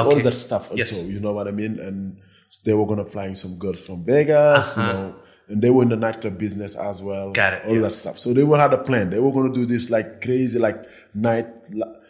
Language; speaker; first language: English; non-native, fluent; Wolof